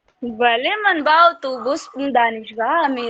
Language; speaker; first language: Persian; non-native, learner; Urdu